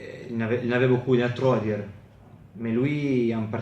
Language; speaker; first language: French; non-native, fluent; Italian